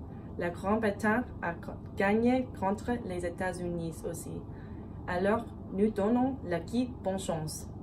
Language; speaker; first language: French; non-native, learner; English